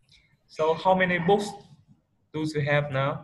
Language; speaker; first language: English; non-native, fluent; Vietnamese